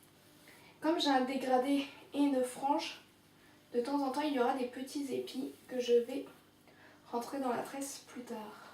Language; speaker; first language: French; native; French